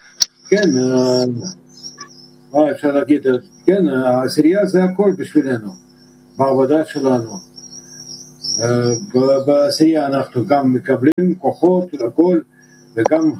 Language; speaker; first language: Hebrew; non-native, fluent; Russian